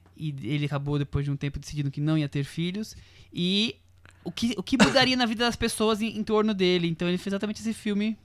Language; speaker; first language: Portuguese; native; Portuguese